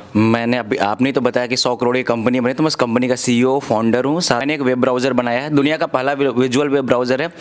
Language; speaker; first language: Hindi; native; Hindi